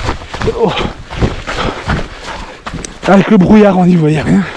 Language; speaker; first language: French; native; French